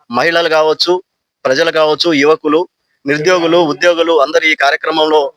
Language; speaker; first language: Telugu; non-native, local second language; Lambadi